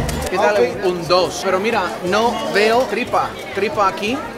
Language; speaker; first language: Spanish; non-native, fluent; English